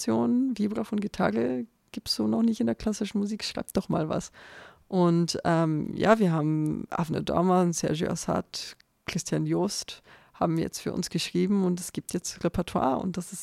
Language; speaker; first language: German; native; German